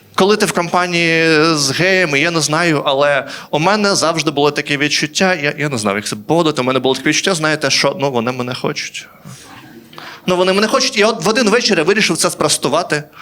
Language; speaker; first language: Ukrainian; native; Ukrainian